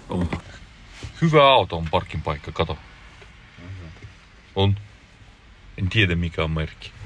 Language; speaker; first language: Finnish; non-native, learner; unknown